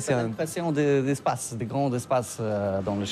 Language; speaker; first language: French; non-native, learner; Polish